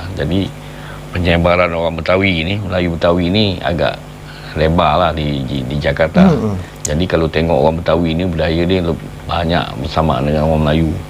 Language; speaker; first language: Malay; native; Malay